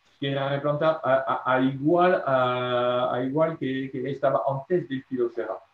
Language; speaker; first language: Spanish; non-native, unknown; French